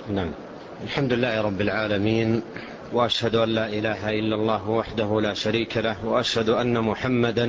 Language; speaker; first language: Arabic; native; Arabic